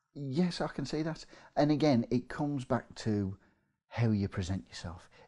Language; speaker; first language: English; native; English